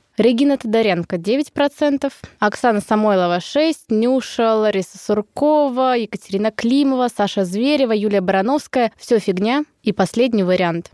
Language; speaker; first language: Russian; native; Russian